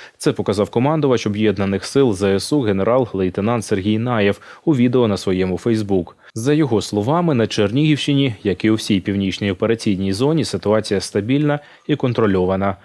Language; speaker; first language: Ukrainian; native; Ukrainian